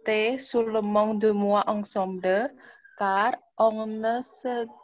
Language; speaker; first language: French; non-native, learner; Indonesian